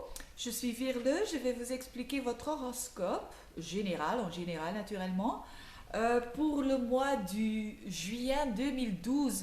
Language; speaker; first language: French; non-native, learner; Dutch